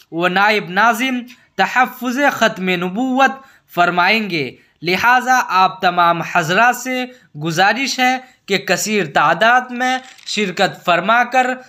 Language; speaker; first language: Urdu; native; Urdu